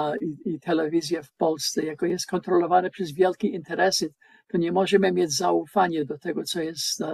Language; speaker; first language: Polish; non-native, learner; English